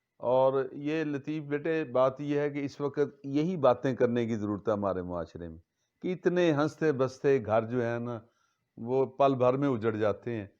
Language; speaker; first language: Urdu; non-native, local second language; Punjabi